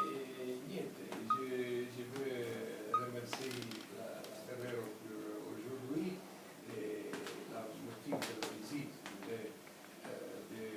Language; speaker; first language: French; non-native, learner; Italian